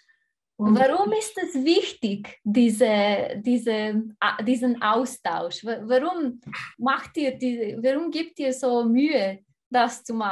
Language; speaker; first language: German; non-native, fluent; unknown